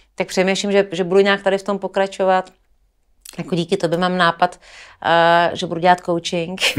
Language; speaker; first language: Czech; native; Czech